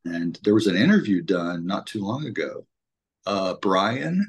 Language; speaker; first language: English; native; English